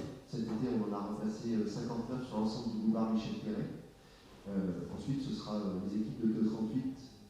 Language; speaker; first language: French; native; French